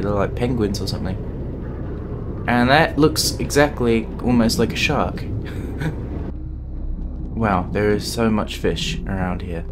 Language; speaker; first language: English; native; English